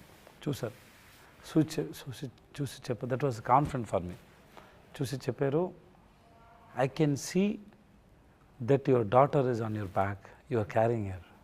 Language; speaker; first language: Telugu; non-native, learner; Tamil